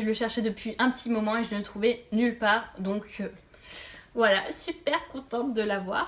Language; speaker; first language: French; native; French